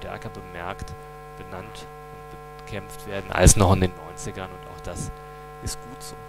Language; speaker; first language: German; native; German